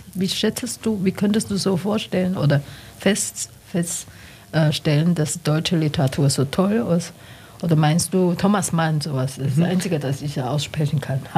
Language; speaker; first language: German; non-native, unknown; Chinese